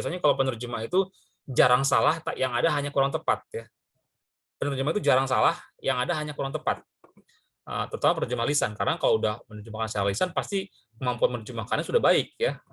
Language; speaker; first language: Indonesian; native; Indonesian